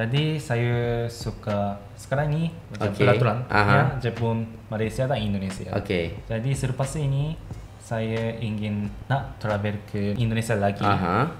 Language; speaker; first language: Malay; non-native, fluent; Japanese